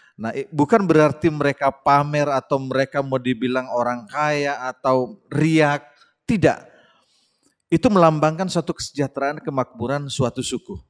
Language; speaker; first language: Indonesian; non-native, local second language; Buginese